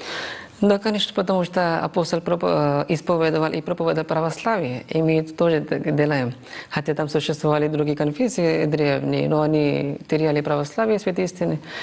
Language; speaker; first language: Russian; non-native, fluent; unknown